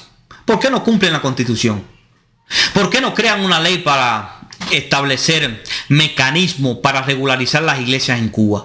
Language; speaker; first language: Spanish; native; Spanish